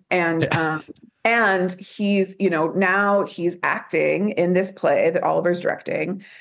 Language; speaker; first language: English; native; English